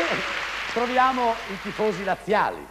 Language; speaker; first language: Italian; native; Italian